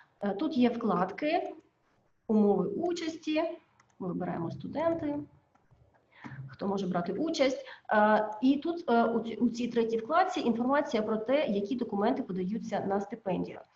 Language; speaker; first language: Ukrainian; native; Ukrainian